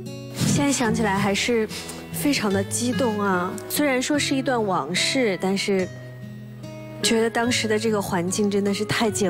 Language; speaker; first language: Chinese; native; Chinese